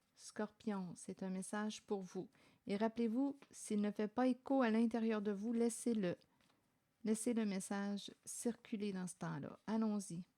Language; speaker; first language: French; native; French